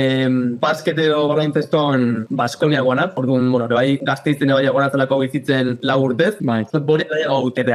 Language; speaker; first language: Basque; native; Basque